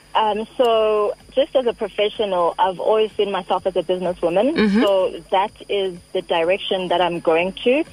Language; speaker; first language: English; non-native, local second language; Xhosa